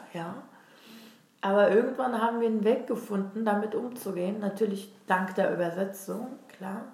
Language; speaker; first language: German; non-native, fluent; Turkish